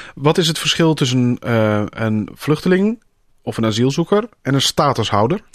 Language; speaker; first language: Dutch; native; Dutch